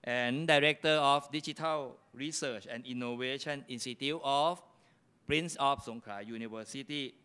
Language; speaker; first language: English; non-native, fluent; Thai